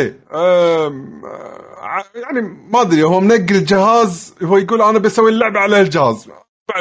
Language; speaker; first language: Arabic; native; Arabic